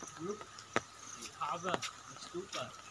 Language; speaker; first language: English; non-native, learner; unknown